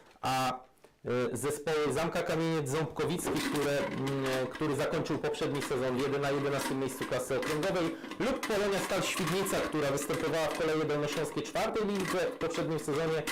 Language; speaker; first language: Polish; native; Polish